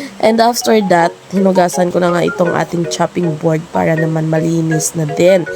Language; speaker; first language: Filipino; non-native, local second language; Cebuano